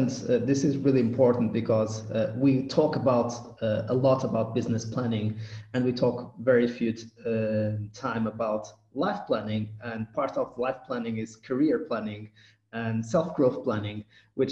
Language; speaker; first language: English; non-native, fluent; Portuguese